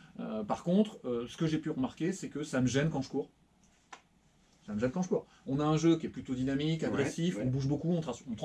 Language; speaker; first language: French; native; French